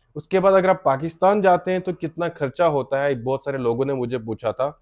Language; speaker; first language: Hindi; native; Hindi